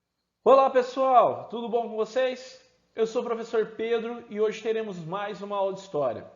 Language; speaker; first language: Portuguese; native; Portuguese